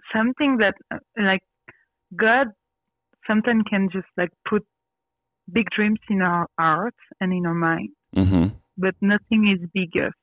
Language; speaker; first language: English; non-native, learner; French